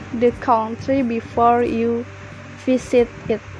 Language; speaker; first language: English; non-native, learner; Indonesian